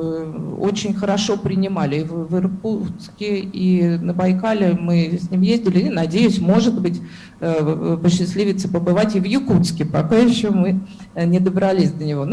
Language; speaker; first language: Russian; native; Russian